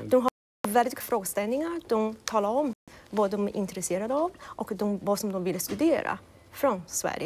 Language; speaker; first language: Swedish; non-native, fluent; Chinese